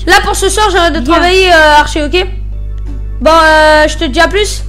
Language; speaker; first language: French; native; French